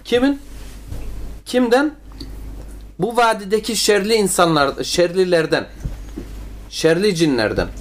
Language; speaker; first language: Turkish; native; Turkish